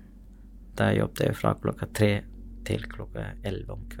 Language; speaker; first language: Norwegian; non-native, fluent; Tamil